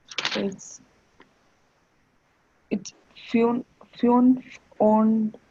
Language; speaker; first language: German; non-native, learner; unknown